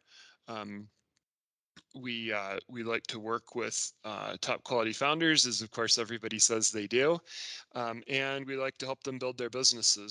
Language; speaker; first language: English; native; English